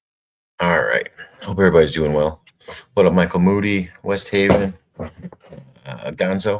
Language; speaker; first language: English; native; English